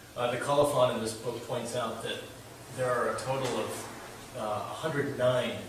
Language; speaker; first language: English; native; English